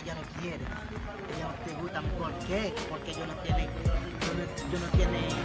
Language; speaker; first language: Spanish; non-native, learner; Haitian Creole